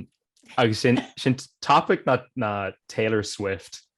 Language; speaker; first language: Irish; non-native, local second language; English